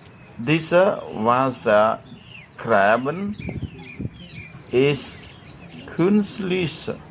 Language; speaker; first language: German; non-native, learner; Khmer